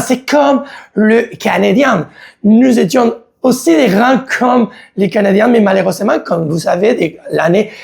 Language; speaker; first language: French; non-native, learner; Spanish